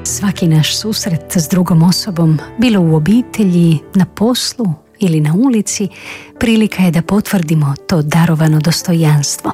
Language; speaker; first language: Croatian; native; Croatian